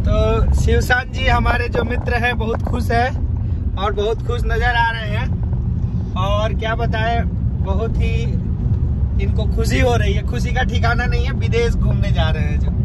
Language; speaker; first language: Hindi; native; Hindi